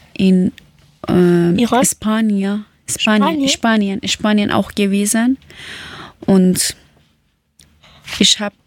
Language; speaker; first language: German; non-native, fluent; Persian